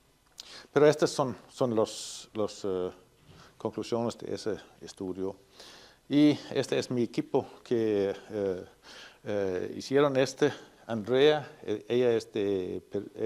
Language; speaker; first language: Spanish; non-native, fluent; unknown